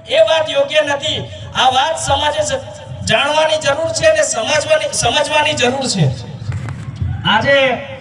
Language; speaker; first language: Gujarati; non-native, local second language; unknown